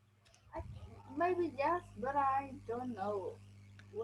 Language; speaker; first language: English; non-native, learner; Vietnamese